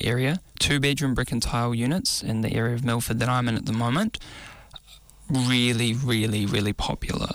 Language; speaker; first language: English; native; English